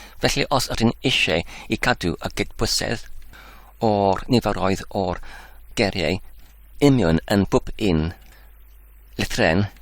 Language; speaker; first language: Welsh; non-native, learner; Dutch